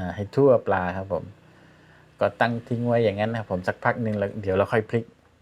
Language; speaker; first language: Thai; non-native, local second language; Malay